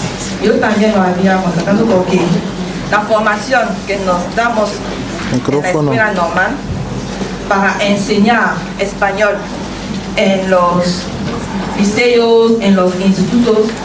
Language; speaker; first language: Spanish; non-native, fluent; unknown